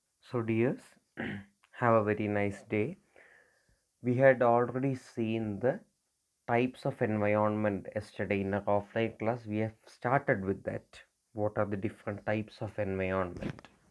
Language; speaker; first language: English; non-native, local second language; Malayalam